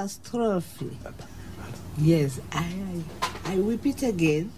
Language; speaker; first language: English; non-native, learner; French